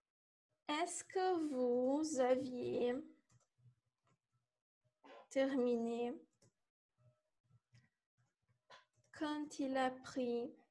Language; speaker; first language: French; non-native, fluent; Portuguese